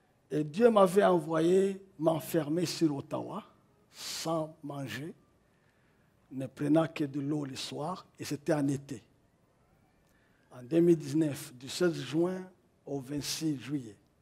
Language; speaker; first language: French; non-native, local second language; Kinyarwanda